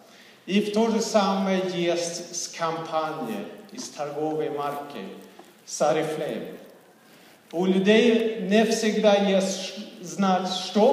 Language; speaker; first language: Russian; non-native, fluent; Swedish